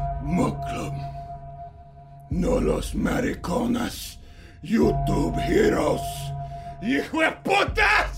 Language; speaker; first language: English; native; English